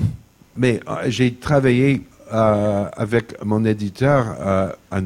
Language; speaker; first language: French; non-native, fluent; English